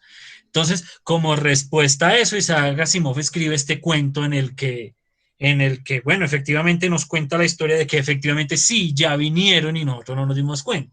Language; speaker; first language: Spanish; native; Spanish